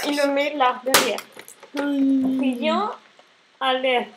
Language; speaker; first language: French; non-native, learner; Spanish